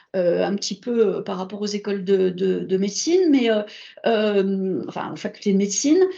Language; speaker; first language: French; native; French